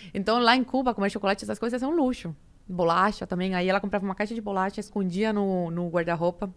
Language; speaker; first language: Portuguese; early bilingual, other home language; Spanish